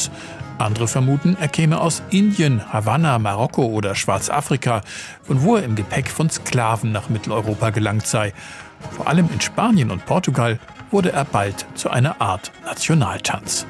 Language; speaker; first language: German; native; German